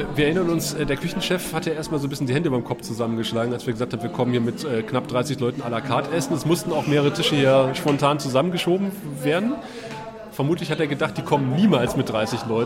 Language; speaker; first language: German; native; German